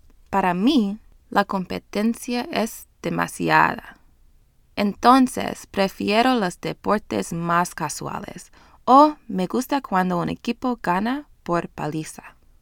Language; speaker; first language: Spanish; non-native, fluent; English